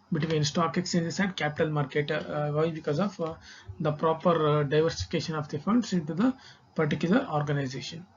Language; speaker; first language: English; non-native, local second language; Kannada